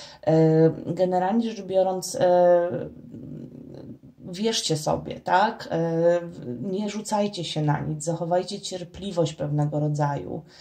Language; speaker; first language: Polish; native; Polish